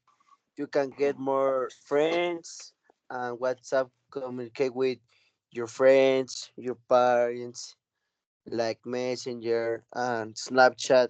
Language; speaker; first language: English; non-native, learner; Spanish